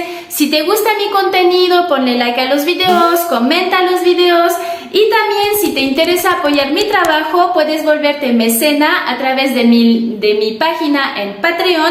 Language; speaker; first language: Spanish; non-native, fluent; French